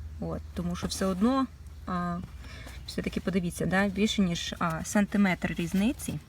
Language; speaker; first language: Ukrainian; native; Ukrainian